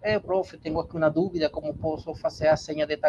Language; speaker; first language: Portuguese; non-native, learner; Spanish